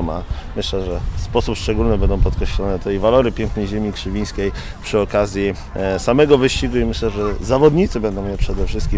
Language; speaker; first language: Polish; native; Polish